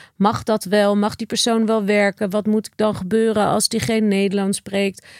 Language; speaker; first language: Dutch; native; Dutch